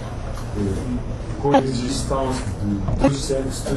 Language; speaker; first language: French; non-native, fluent; Japanese